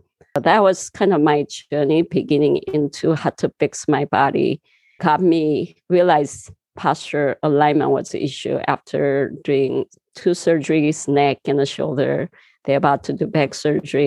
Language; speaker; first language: English; non-native, fluent; Korean